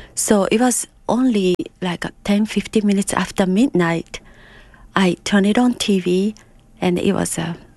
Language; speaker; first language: English; non-native, fluent; Japanese